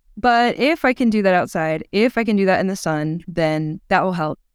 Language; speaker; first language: English; native; English